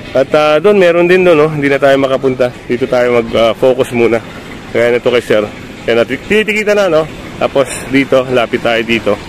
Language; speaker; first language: Filipino; native; Filipino